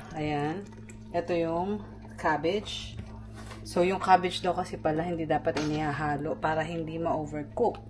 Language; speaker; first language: Filipino; native; Filipino